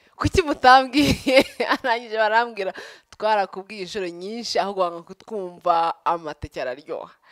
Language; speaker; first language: Kinyarwanda; early bilingual, heritage; Kinyarwanda